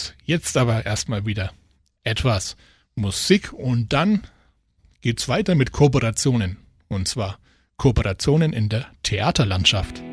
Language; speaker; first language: German; native; German